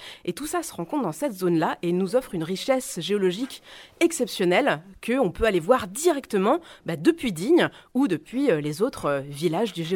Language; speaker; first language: French; native; French